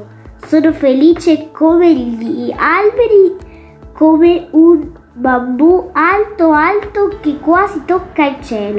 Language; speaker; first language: Italian; early bilingual, other home language; Spanish